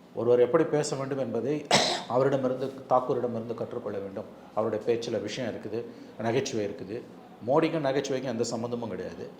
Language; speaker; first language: Tamil; native; Tamil